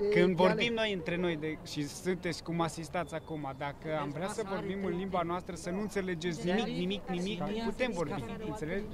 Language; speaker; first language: Romanian; non-native, local second language; Romany